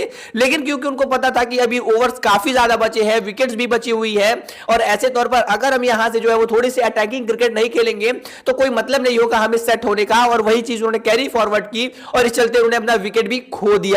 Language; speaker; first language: Hindi; native; Hindi